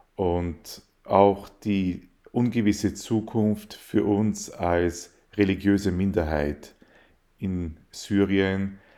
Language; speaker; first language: German; early bilingual, other home language; Arabic